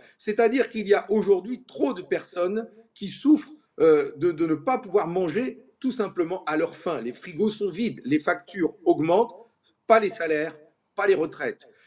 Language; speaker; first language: French; native; French